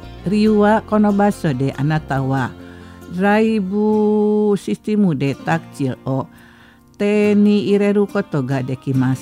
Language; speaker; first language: Japanese; non-native, fluent; Indonesian